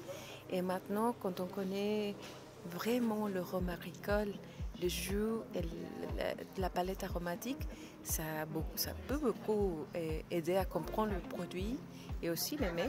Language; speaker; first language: French; non-native, fluent; Spanish